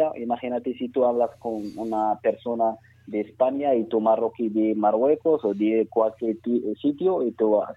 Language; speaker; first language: Spanish; non-native, learner; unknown